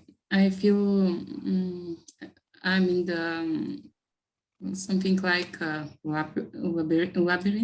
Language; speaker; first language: English; non-native, learner; Bulgarian